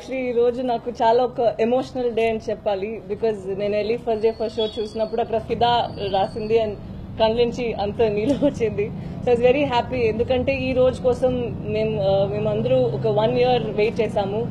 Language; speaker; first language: Telugu; non-native, fluent; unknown